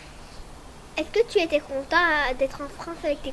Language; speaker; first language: French; early bilingual, other home language; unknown